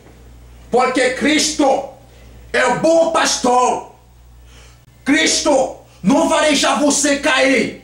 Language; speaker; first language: Portuguese; non-native, learner; Haitian Creole